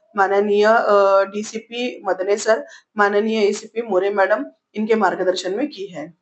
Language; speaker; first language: Hindi; non-native, local second language; Marathi